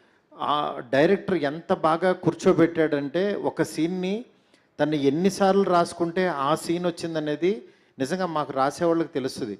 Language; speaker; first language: Telugu; native; Telugu